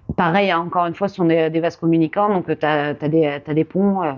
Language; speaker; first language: French; native; French